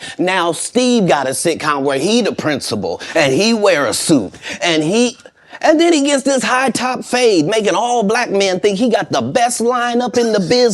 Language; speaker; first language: English; native; English